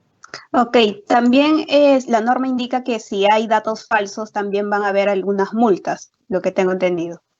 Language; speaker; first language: Spanish; native; Spanish